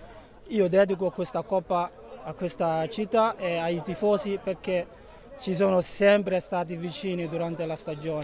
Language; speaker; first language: Italian; non-native, fluent; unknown